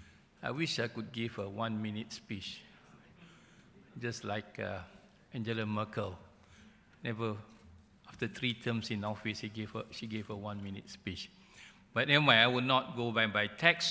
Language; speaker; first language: English; non-native, local second language; Malay